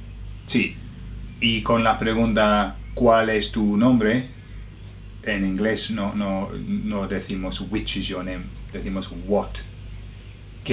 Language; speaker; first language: Spanish; non-native, fluent; English